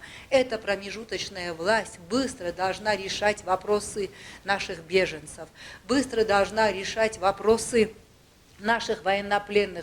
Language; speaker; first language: Russian; non-native, local second language; Armenian